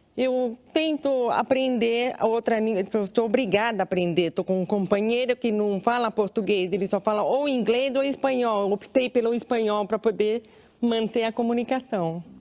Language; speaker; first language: Portuguese; non-native, local second language; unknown